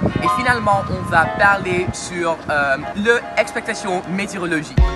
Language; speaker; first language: French; non-native, learner; Dutch